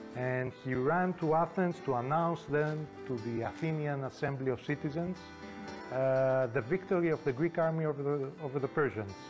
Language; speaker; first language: English; non-native, fluent; Greek